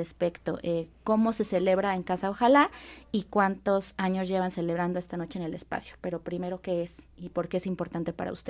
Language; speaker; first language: Spanish; native; Spanish